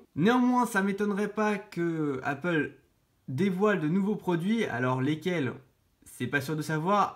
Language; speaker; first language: French; native; French